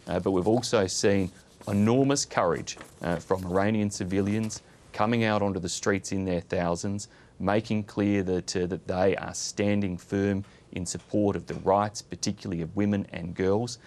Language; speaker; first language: English; native; English